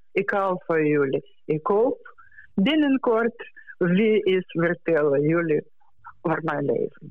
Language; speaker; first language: Dutch; non-native, learner; Russian